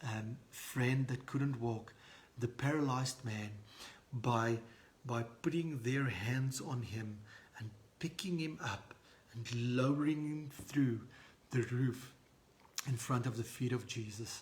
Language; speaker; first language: English; non-native, local second language; Afrikaans